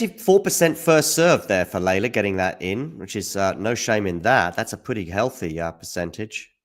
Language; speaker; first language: English; native; English